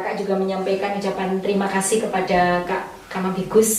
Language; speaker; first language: Indonesian; native; Indonesian